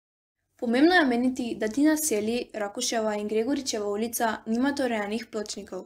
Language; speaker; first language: Slovenian; native; Slovenian